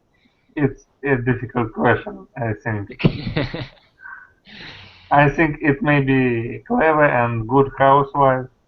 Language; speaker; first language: English; non-native, learner; Russian